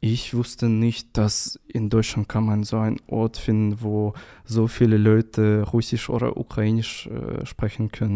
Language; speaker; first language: German; non-native, learner; Russian